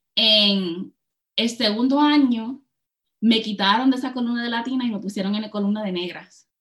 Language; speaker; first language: Spanish; early bilingual, heritage; Spanish